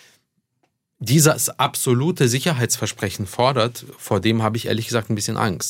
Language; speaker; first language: German; early bilingual, other home language; Russian